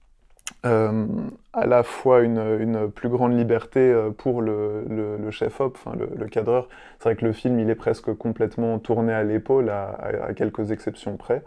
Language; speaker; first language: French; native; French